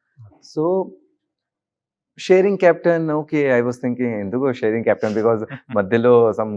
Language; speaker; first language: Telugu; non-native, learner; Hindi